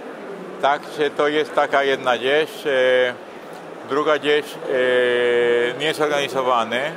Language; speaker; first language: Polish; non-native, fluent; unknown